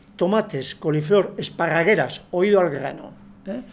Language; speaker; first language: Spanish; non-native, local second language; Basque